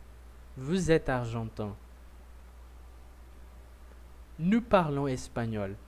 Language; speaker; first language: French; non-native, learner; Portuguese